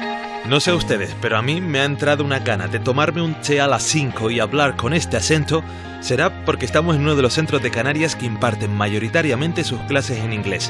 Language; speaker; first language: Spanish; native; Spanish